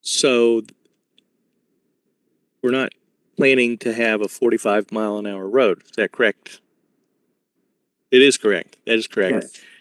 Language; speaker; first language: English; native; English